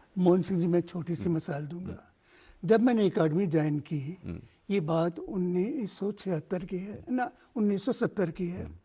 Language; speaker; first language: Hindi; non-native, local second language; Dogri